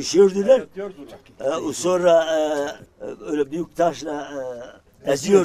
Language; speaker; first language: Turkish; non-native, local second language; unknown